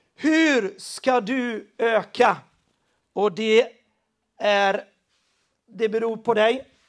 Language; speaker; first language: Swedish; non-native, fluent; Portuguese